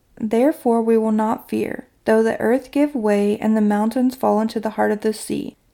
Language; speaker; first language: English; native; English